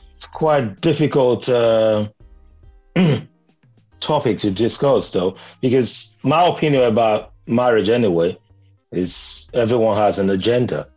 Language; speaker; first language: English; non-native, local second language; Nigerian Pidgin